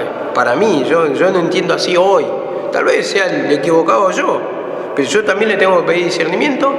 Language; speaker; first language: Spanish; native; Spanish